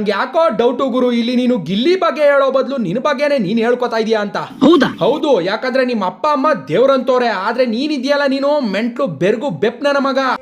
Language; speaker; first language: Kannada; native; Kannada